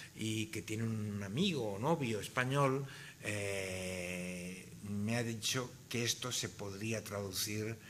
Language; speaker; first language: Spanish; native; Spanish